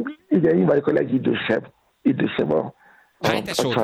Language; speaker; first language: Hungarian; non-native, learner; Yoruba